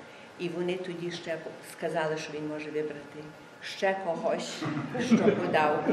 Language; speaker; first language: Ukrainian; early bilingual, heritage; Ukrainian